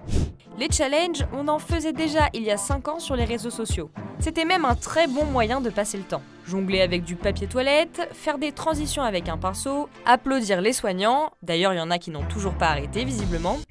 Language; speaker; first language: French; native; French